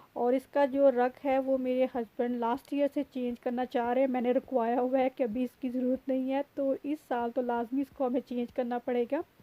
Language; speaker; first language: Urdu; native; Urdu